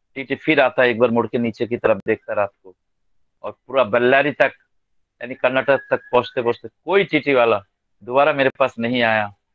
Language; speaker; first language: Hindi; non-native, local second language; Bangla